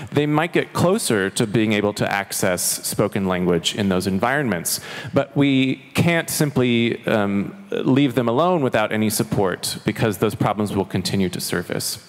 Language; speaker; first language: English; non-native, fluent; Chinese